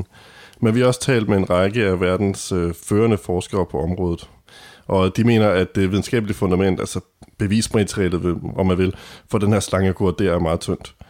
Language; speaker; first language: Danish; native; Danish